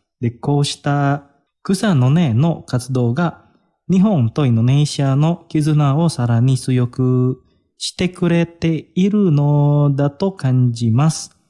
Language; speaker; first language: Japanese; non-native, fluent; Indonesian